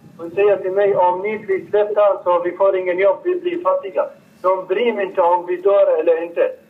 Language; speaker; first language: Swedish; non-native, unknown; Arabic